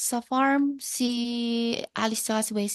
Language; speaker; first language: Filipino; non-native, learner; Chinese